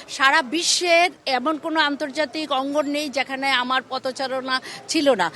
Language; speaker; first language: Bangla; native; Bangla